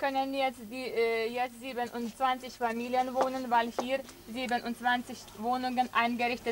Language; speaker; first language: German; non-native, fluent; Lithuanian